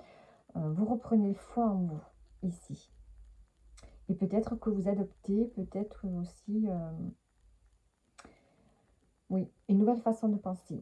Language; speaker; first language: French; native; French